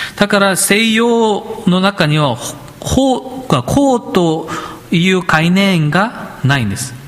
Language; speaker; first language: Japanese; non-native, fluent; Korean